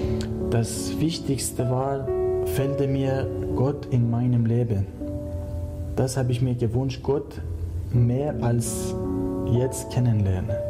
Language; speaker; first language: German; non-native, learner; Persian